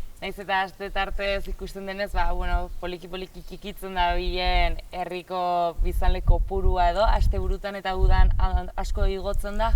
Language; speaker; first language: Basque; native; Basque